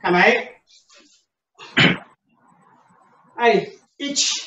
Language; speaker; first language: French; native; French